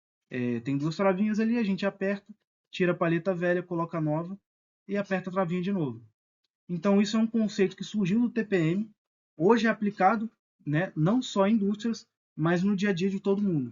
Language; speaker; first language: Portuguese; native; Portuguese